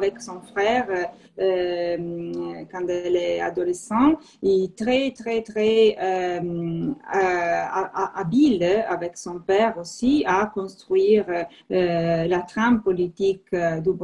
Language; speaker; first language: French; non-native, learner; Italian